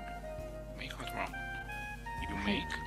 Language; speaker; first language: English; non-native, learner; Japanese